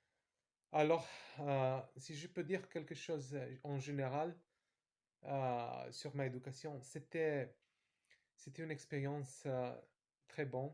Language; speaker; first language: French; non-native, fluent; Serbian